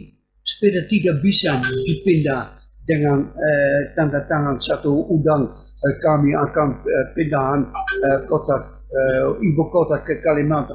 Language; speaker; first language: Indonesian; non-native, fluent; Dutch